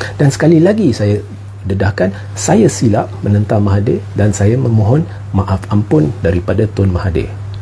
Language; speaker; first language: Malay; non-native, local second language; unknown